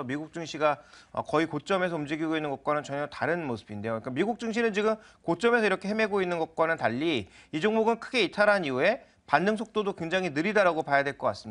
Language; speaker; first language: Korean; native; Korean